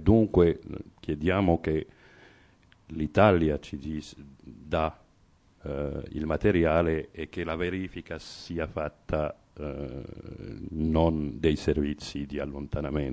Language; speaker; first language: Italian; non-native, fluent; Arabic